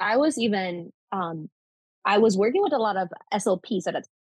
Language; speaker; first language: English; non-native, fluent; Spanish